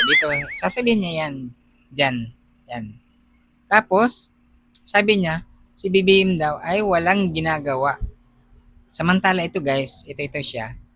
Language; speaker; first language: Filipino; native; Filipino